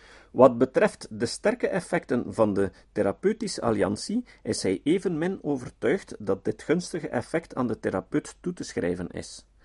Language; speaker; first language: Dutch; native; Dutch